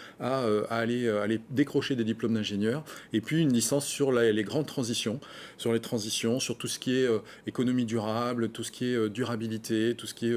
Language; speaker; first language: French; native; French